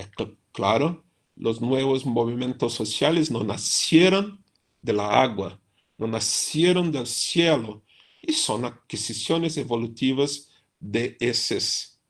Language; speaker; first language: Spanish; non-native, fluent; Portuguese